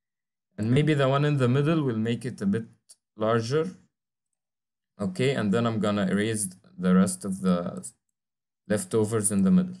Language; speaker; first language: English; non-native, fluent; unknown